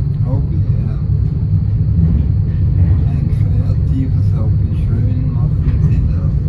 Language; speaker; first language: German; non-native, fluent; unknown